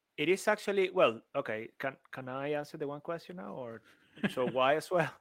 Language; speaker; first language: English; non-native, fluent; Spanish